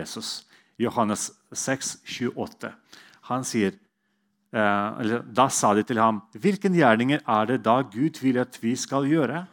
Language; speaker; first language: Norwegian; non-native, fluent; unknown